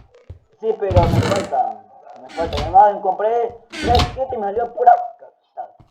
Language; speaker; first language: Spanish; native; Spanish